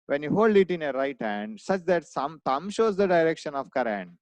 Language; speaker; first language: English; non-native, local second language; Kannada